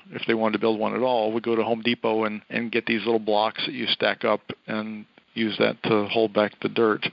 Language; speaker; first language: English; native; English